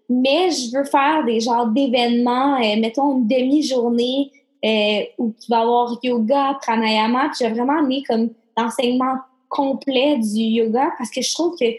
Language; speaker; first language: French; native; French